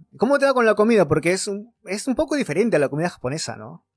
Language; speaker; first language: Spanish; native; Spanish